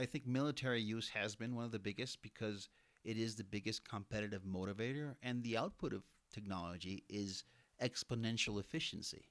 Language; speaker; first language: English; non-native, fluent; Spanish